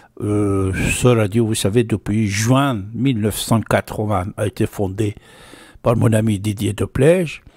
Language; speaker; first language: French; non-native, fluent; Persian